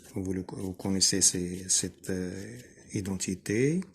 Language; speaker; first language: French; non-native, local second language; Arabic